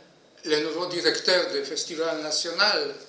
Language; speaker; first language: French; non-native, fluent; Polish